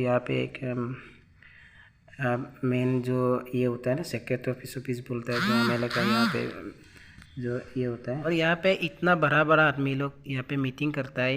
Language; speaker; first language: Hindi; non-native, local second language; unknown